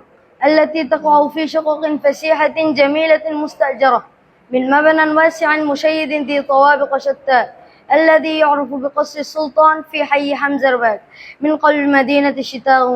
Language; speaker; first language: Arabic; non-native, learner; Bangla